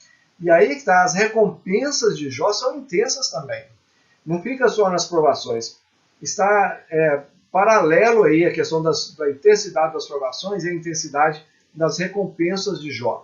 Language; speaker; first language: Portuguese; native; Portuguese